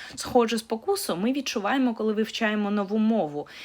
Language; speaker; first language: Ukrainian; native; Ukrainian